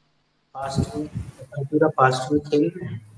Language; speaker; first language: Hindi; native; Hindi